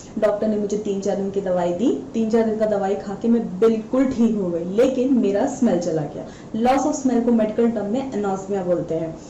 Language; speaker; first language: Hindi; non-native, local second language; Malayalam